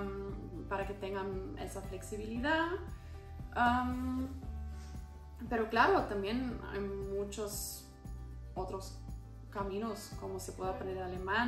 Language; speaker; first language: Spanish; non-native, fluent; German